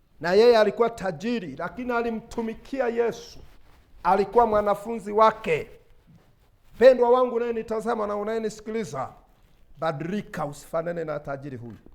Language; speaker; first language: Swahili; non-native, local second language; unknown